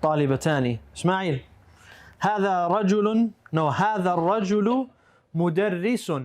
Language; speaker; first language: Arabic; non-native, fluent; English